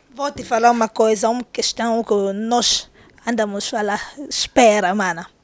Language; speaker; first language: Portuguese; non-native, fluent; Lingala